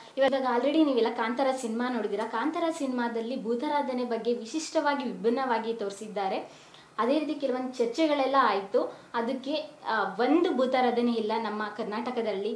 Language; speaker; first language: Kannada; native; Kannada